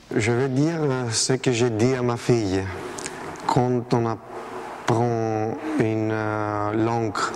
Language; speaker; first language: French; non-native, fluent; Greek